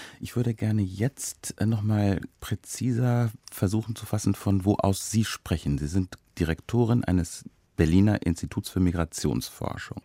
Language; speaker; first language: German; native; German